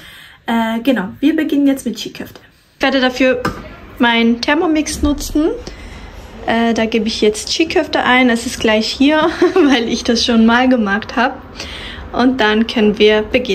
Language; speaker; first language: German; early bilingual, other home language; Turkish